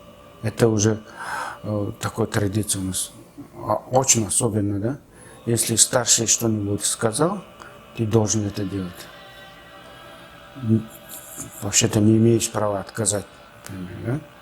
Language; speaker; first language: Russian; non-native, fluent; Mongolian